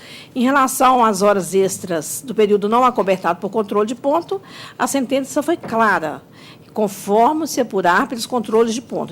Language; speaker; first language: Portuguese; native; Portuguese